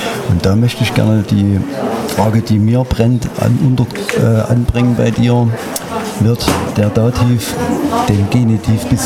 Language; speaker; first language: German; native; German